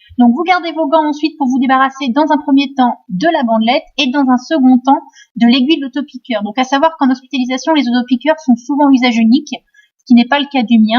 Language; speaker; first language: French; native; French